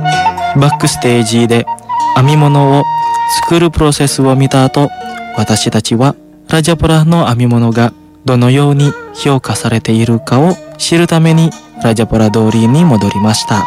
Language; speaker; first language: Japanese; non-native, fluent; Indonesian